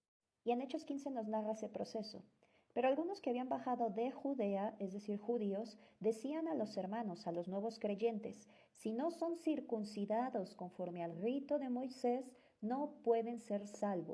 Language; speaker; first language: Spanish; native; Spanish